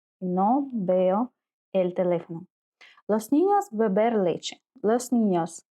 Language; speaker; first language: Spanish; non-native, fluent; Ukrainian